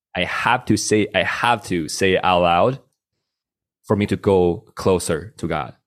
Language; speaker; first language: English; non-native, fluent; Chinese